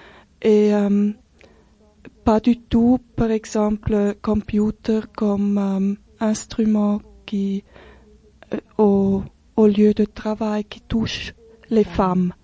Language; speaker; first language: French; non-native, local second language; German